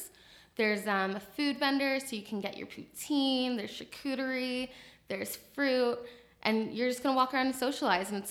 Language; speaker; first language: English; native; English